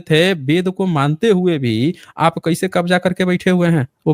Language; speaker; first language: Hindi; native; Hindi